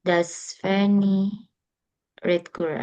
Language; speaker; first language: English; non-native, local second language; Indonesian